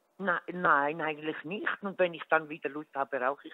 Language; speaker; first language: German; native; German